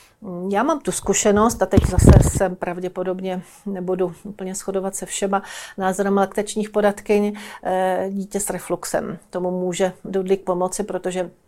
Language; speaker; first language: Czech; native; Czech